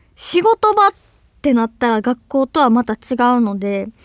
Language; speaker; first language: Japanese; native; Japanese